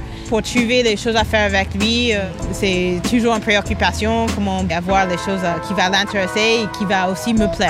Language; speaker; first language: French; non-native, fluent; English